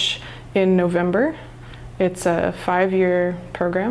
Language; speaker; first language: English; native; English